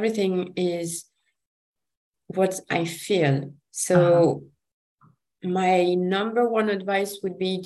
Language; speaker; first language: English; non-native, fluent; French